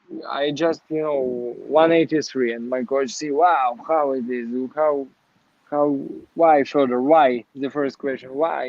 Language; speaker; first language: English; non-native, learner; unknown